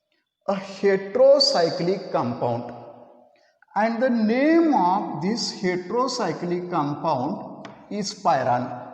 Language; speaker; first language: English; non-native, local second language; Marathi